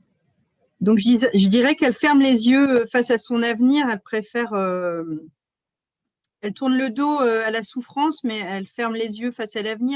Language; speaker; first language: French; native; French